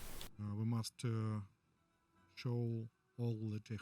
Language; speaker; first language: English; non-native, learner; Russian